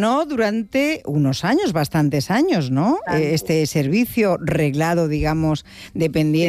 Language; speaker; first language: Spanish; native; Spanish